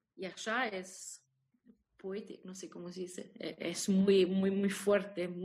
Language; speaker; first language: Spanish; non-native, fluent; German